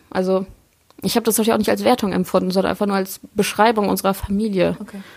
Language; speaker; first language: German; early bilingual, other home language; Polish